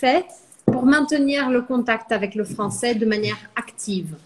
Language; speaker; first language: French; non-native, fluent; Portuguese